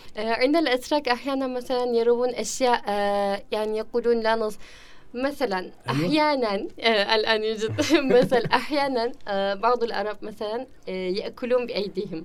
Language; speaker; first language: Arabic; non-native, fluent; Turkish